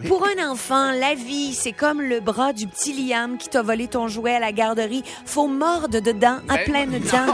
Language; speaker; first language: French; native; French